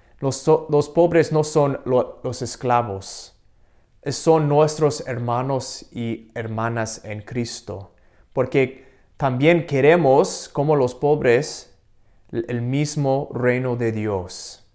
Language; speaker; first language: Spanish; non-native, fluent; English